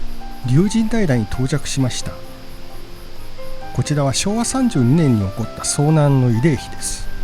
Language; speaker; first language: Japanese; native; Japanese